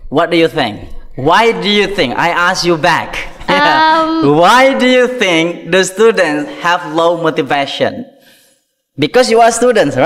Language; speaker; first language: English; non-native, fluent; Indonesian